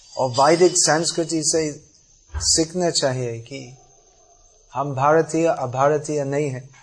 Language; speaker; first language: Hindi; non-native, fluent; English